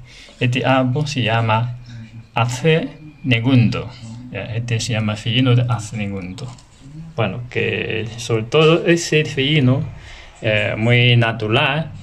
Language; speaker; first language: Spanish; non-native, learner; Chinese